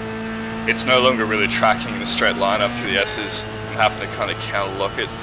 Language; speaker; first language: English; native; English